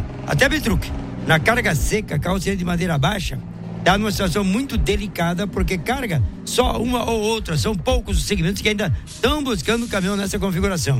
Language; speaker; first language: Portuguese; native; Portuguese